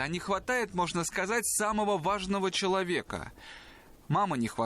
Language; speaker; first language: Russian; native; Russian